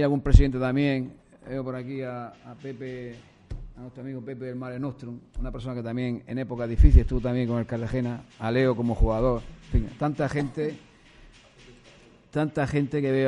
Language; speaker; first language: Spanish; native; Spanish